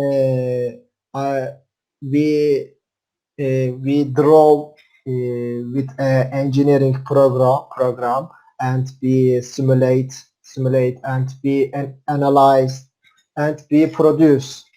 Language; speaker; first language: English; non-native, learner; Turkish